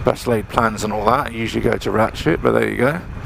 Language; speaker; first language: English; native; English